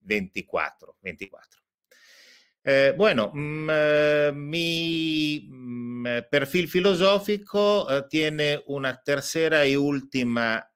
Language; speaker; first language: Spanish; non-native, fluent; Italian